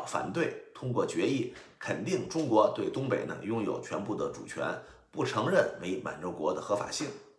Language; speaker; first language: Chinese; native; Chinese